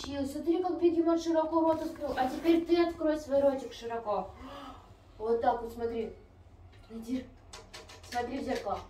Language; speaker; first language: Russian; native; Russian